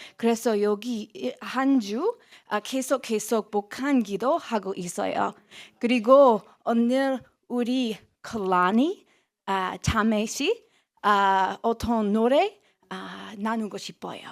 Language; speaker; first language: Korean; non-native, learner; English